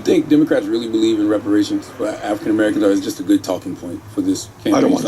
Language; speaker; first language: English; native; English